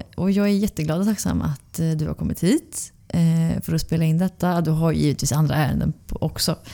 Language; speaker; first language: Swedish; native; Swedish